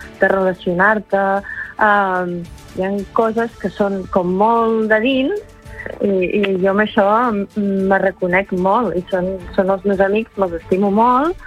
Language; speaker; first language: Catalan; native; Catalan